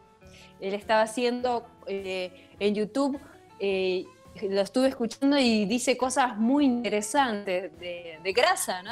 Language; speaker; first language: Portuguese; non-native, learner; Spanish